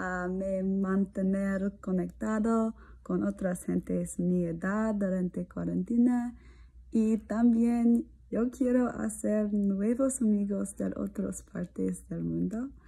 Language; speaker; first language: Spanish; non-native, learner; English